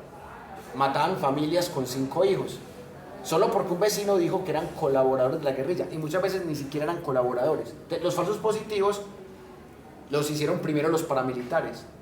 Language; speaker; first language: Spanish; native; Spanish